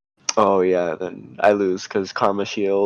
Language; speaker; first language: English; native; English